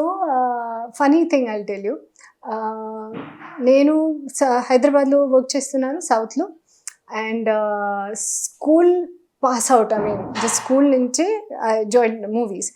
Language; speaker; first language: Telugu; non-native, learner; Hindi